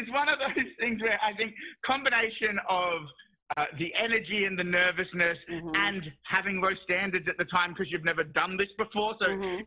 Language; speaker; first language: English; native; English